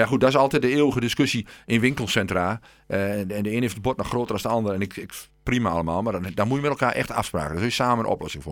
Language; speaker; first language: Dutch; native; Dutch